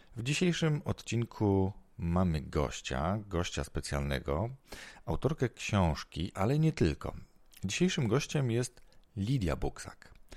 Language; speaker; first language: Polish; native; Polish